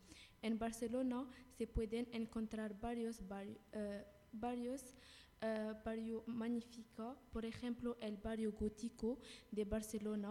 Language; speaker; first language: Spanish; non-native, learner; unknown